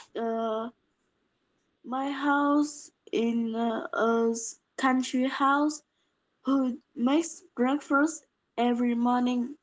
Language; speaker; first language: English; non-native, learner; Polish